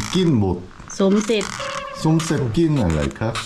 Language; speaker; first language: Thai; non-native, learner; Korean